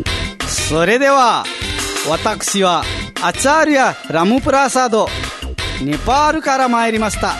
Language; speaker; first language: Japanese; non-native, fluent; Nepali